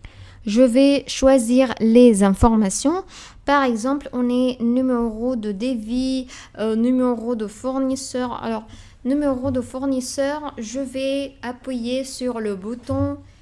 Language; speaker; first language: French; non-native, fluent; Arabic